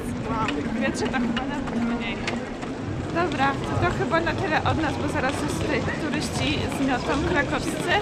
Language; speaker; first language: Polish; native; Polish